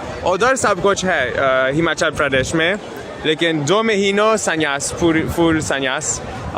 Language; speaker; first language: Hindi; non-native, learner; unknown